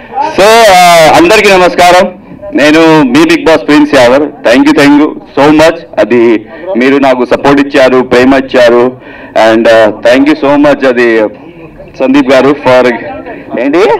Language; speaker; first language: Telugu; non-native, learner; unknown